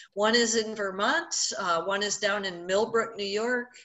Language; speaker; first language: English; native; English